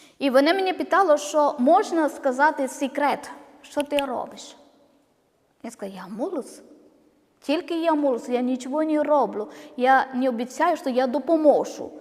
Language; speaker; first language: Ukrainian; non-native, learner; Malayalam